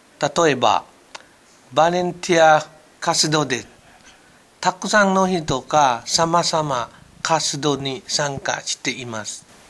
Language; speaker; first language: Japanese; non-native, learner; Thai